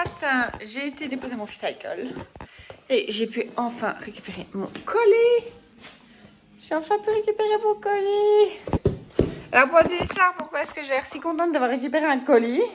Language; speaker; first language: French; native; French